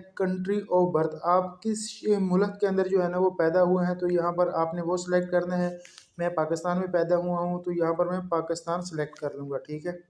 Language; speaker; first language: Urdu; non-native, local second language; Punjabi